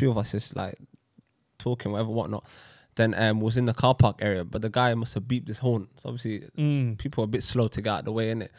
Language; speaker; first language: English; native; English